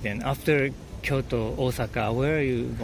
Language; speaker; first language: English; non-native, learner; Japanese